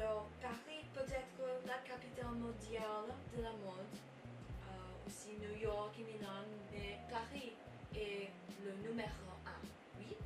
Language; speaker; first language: French; non-native, learner; English